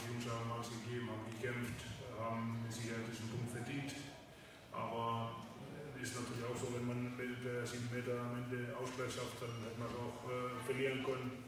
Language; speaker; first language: German; non-native, fluent; Icelandic